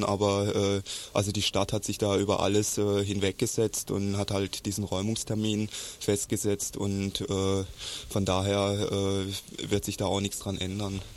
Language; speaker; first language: German; native; German